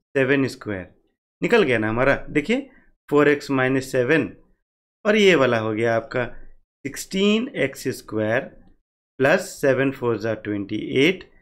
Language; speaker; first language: Hindi; native; Hindi